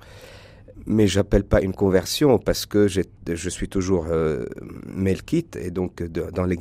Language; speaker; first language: French; non-native, local second language; Arabic